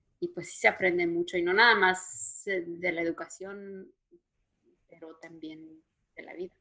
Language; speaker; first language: Spanish; native; Spanish